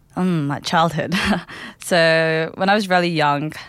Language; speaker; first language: English; non-native, local second language; Nepali